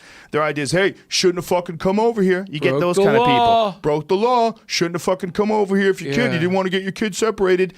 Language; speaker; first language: English; native; English